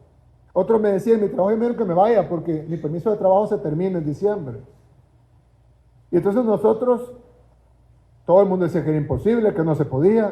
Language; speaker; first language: Spanish; native; Spanish